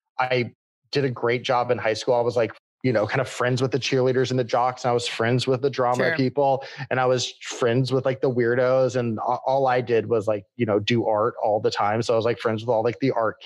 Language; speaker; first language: English; native; English